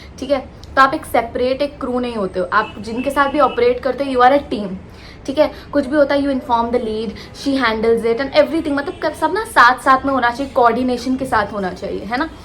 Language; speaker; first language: Hindi; native; Hindi